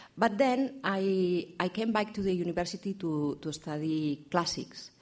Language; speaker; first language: English; non-native, learner; Catalan